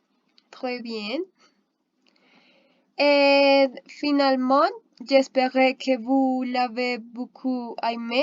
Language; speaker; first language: French; non-native, learner; Spanish